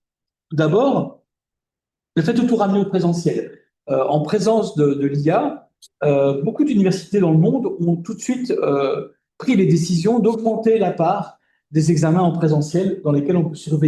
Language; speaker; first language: French; native; French